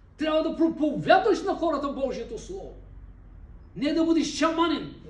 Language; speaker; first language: Bulgarian; non-native, local second language; Turkish